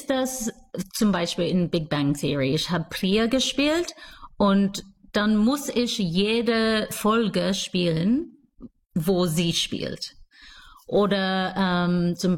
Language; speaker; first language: German; non-native, fluent; English